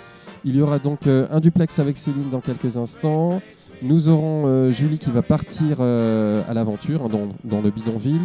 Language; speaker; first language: French; native; French